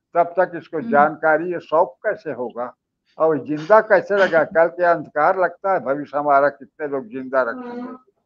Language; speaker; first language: Hindi; native; Hindi